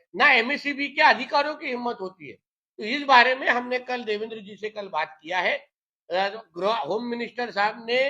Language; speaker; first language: Hindi; non-native, local second language; Marathi